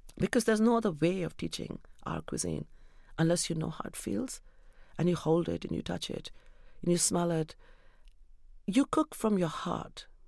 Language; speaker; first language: English; non-native, local second language; Urdu